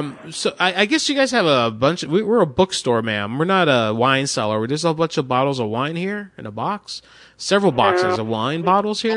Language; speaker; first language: English; early bilingual, other home language; Spanish